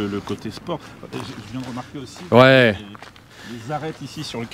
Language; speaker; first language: French; native; French